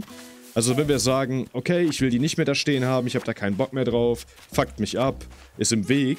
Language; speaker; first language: German; native; German